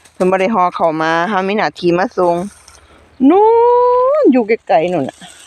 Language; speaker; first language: Thai; native; Thai